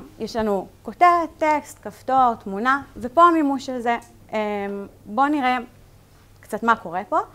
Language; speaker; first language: Hebrew; native; Hebrew